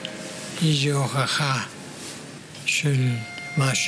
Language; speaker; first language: Hebrew; non-native, fluent; German